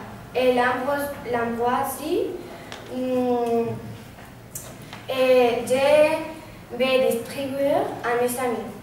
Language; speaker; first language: French; non-native, learner; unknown